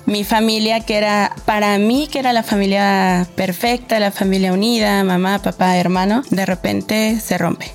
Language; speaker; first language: Spanish; native; Spanish